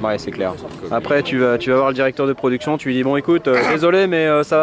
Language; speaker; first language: French; native; French